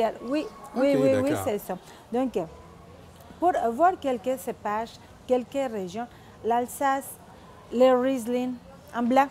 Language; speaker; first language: French; non-native, fluent; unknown